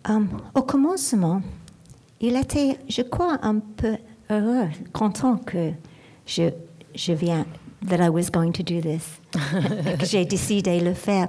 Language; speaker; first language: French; non-native, learner; English